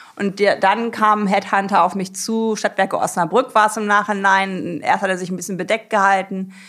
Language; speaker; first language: German; native; German